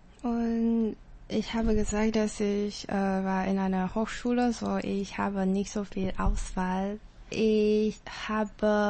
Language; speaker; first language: German; non-native, learner; Chinese